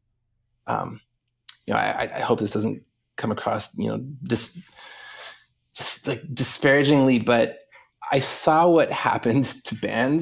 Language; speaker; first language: English; native; English